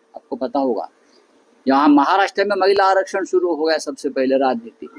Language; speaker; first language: Hindi; non-native, local second language; Marathi